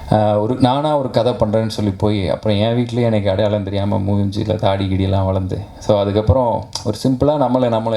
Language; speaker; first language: Tamil; native; Tamil